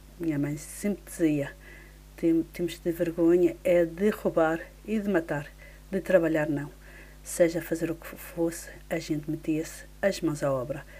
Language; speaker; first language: Portuguese; early bilingual, heritage; Portuguese